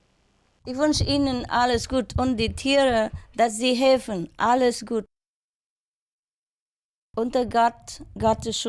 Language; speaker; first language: German; non-native, learner; Vietnamese